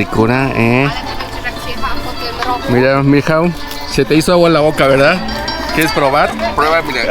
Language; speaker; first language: Spanish; native; Spanish